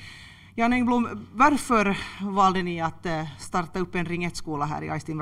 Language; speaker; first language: Swedish; native; Swedish